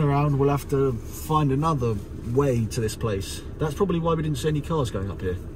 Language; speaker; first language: English; native; English